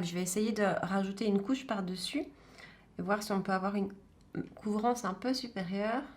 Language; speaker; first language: French; native; French